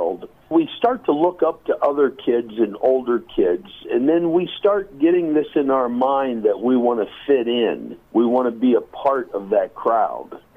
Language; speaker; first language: English; native; English